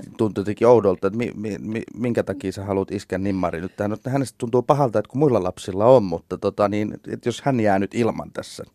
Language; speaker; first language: Finnish; native; Finnish